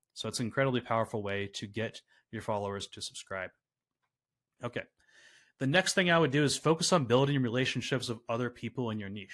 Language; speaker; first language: English; native; English